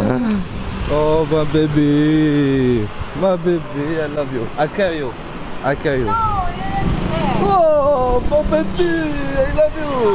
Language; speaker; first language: English; non-native, learner; French